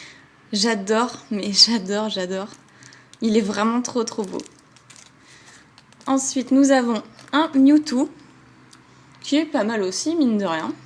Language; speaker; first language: French; native; French